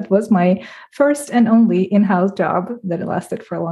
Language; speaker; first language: English; non-native, fluent; Russian